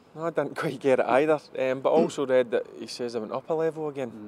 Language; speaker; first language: English; native; English